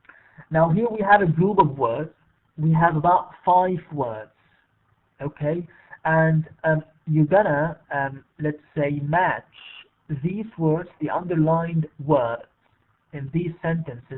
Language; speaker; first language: English; non-native, fluent; Arabic